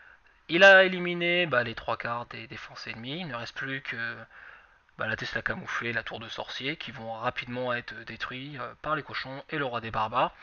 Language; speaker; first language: French; native; French